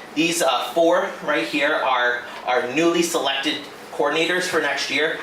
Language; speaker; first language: English; native; English